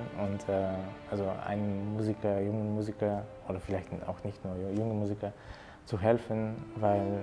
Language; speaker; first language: German; non-native, fluent; Bulgarian